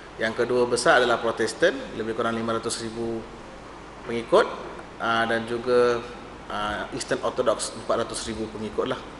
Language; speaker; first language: Malay; non-native, local second language; Tamil